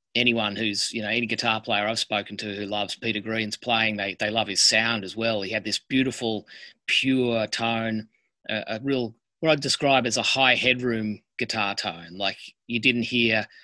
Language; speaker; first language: English; native; English